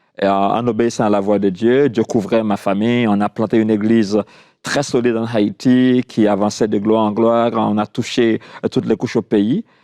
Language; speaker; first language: French; non-native, local second language; Haitian Creole